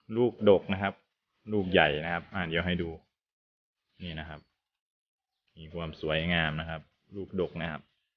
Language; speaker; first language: Thai; native; Thai